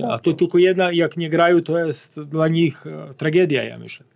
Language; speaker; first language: Polish; non-native, learner; Serbian